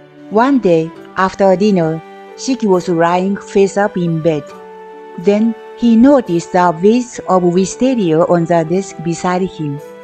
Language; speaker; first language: English; non-native, fluent; Japanese